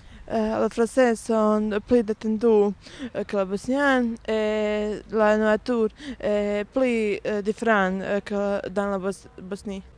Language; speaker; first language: French; non-native, learner; Bosnian